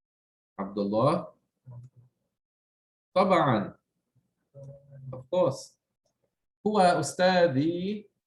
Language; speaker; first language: Arabic; non-native, fluent; English